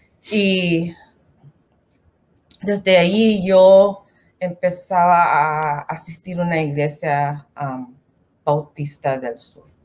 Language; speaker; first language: Spanish; non-native, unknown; English